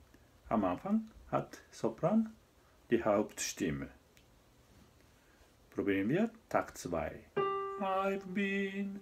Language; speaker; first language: German; non-native, fluent; Japanese